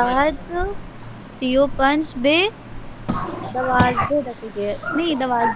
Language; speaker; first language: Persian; non-native, learner; Urdu